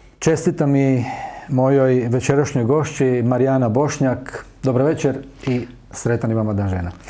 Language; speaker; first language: Croatian; native; Croatian